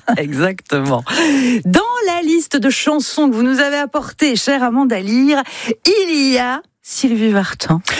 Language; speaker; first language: French; native; French